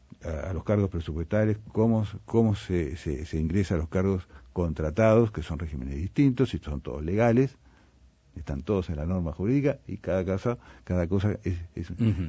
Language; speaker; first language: Spanish; native; Spanish